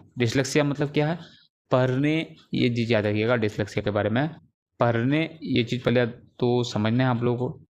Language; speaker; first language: Urdu; native; Urdu